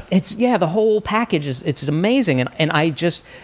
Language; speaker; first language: English; native; English